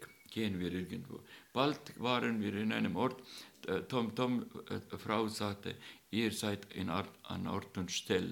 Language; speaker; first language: German; non-native, learner; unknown